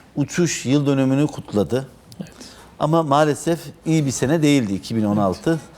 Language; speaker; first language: Turkish; native; Turkish